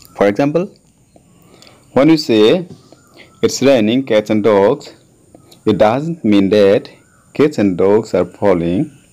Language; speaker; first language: English; non-native, local second language; Assamese